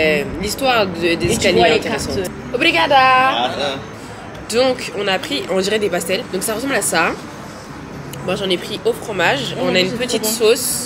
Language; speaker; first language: French; native; French